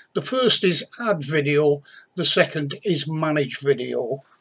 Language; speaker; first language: English; native; English